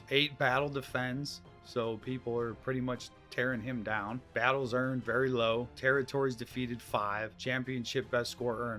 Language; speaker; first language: English; native; English